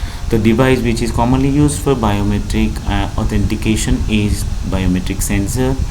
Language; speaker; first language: English; non-native, local second language; Telugu